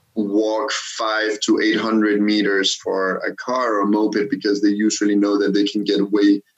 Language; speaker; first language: English; non-native, fluent; Danish